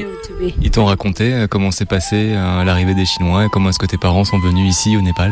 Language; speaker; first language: French; native; French